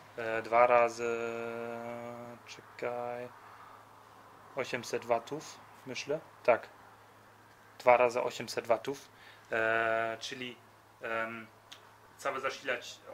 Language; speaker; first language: Polish; early bilingual, heritage; Polish